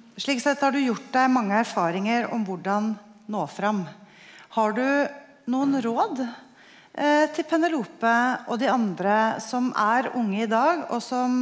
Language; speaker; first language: Norwegian; native; Norwegian